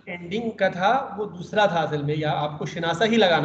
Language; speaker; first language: Urdu; native; Urdu